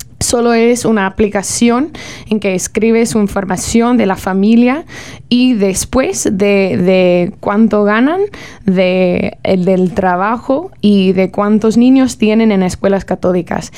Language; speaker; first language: Spanish; non-native, learner; English